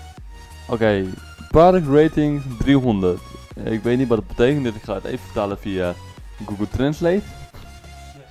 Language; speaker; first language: Dutch; native; Dutch